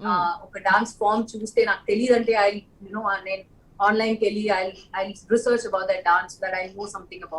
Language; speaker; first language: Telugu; non-native, local second language; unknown